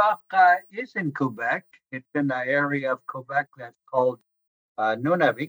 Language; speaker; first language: English; non-native, fluent; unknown